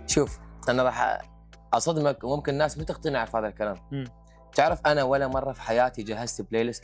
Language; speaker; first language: Arabic; native; Arabic